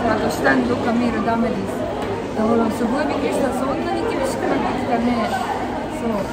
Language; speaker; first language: Japanese; non-native, fluent; Romanian